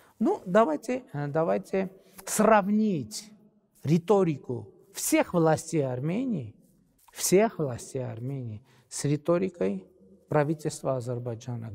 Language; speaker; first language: Russian; non-native, local second language; Armenian